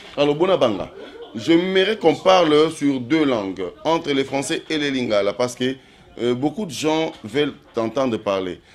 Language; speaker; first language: French; non-native, local second language; Lingala